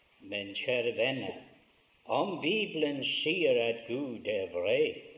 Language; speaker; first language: Norwegian; early bilingual, heritage; Norwegian